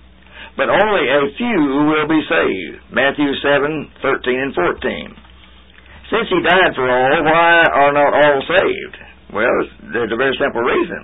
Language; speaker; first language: English; native; English